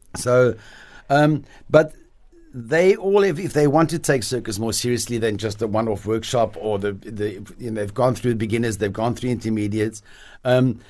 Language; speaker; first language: English; native; English